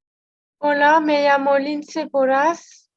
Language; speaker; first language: Spanish; non-native, learner; French